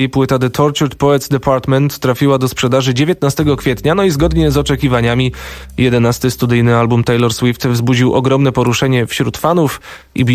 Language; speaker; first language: Polish; native; Polish